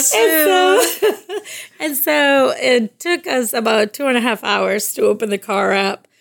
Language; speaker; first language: English; non-native, fluent; Spanish